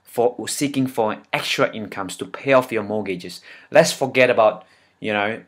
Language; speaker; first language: English; non-native, fluent; Indonesian